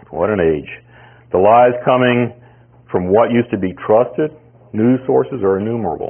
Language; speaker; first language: English; native; English